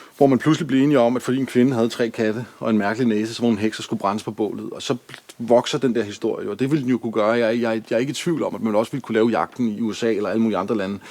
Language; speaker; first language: Danish; native; Danish